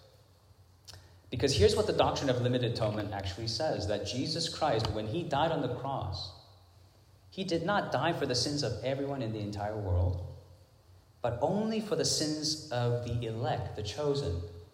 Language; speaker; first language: English; non-native, local second language; Cantonese